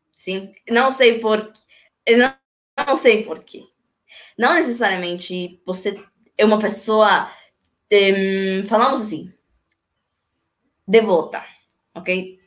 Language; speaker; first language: Portuguese; non-native, learner; Spanish